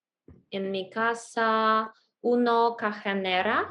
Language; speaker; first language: Spanish; non-native, learner; Russian